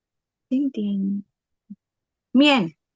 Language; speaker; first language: Chinese; non-native, learner; Indonesian